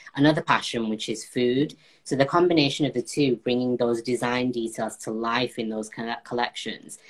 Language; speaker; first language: English; native; English